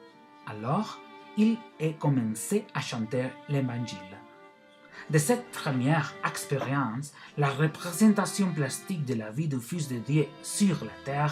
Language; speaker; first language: French; non-native, learner; Catalan